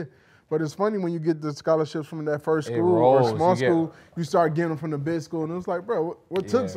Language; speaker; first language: English; native; English